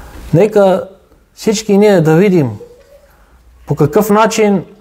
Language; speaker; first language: Bulgarian; non-native, local second language; Turkish